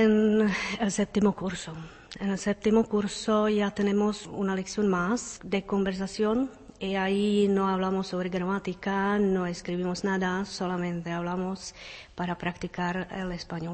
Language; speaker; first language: Spanish; non-native, fluent; Czech